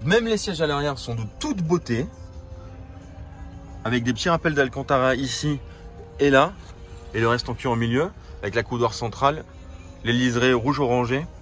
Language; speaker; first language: French; native; French